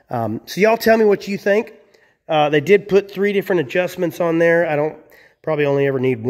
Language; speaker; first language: English; native; English